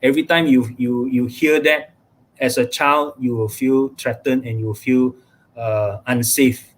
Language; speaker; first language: English; non-native, local second language; Malay